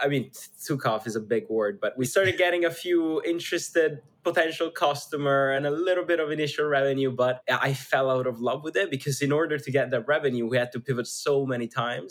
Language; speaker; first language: English; non-native, fluent; Italian